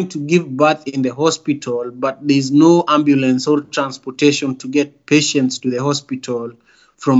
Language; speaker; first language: English; non-native, local second language; Luo (Kenya and Tanzania)